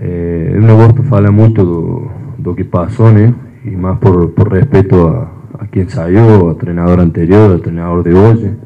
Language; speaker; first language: Portuguese; non-native, fluent; Spanish